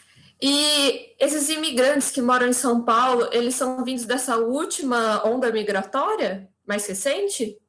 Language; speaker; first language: Portuguese; native; Portuguese